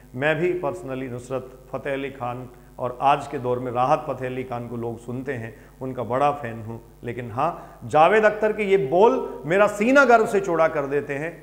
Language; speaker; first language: Hindi; native; Hindi